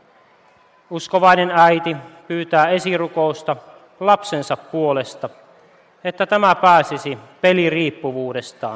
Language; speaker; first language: Finnish; native; Finnish